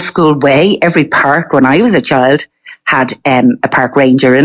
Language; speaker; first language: English; native; English